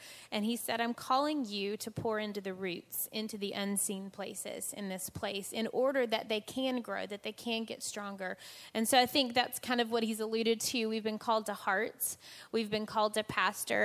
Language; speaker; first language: English; native; English